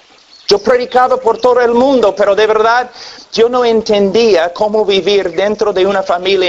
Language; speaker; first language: Spanish; non-native, fluent; English